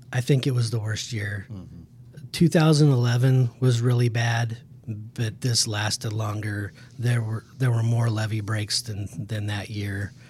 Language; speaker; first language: English; native; English